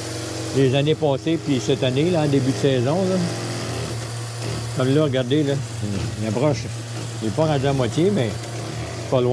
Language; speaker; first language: French; native; French